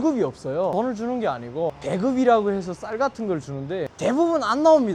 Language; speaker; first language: Korean; native; Korean